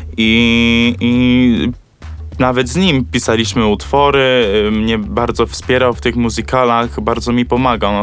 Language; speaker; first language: Polish; early bilingual, heritage; Polish